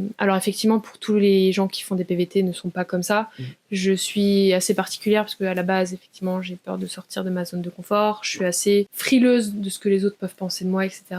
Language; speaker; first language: French; native; French